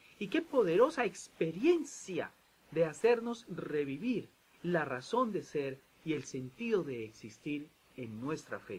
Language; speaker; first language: Spanish; native; Spanish